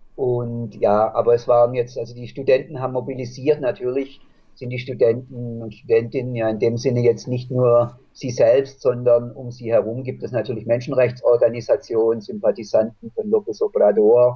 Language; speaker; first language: German; native; German